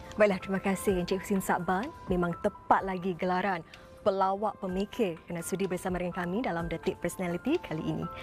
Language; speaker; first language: Malay; native; Malay